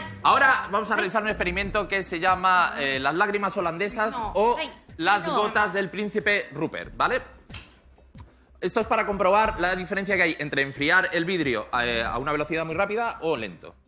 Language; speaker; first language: Spanish; native; Spanish